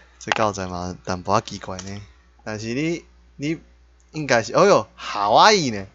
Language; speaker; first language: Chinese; native; Chinese